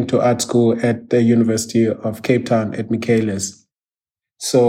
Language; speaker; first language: English; non-native, local second language; Xhosa